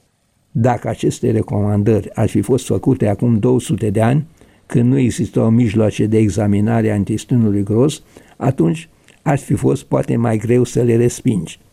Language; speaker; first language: Romanian; native; Romanian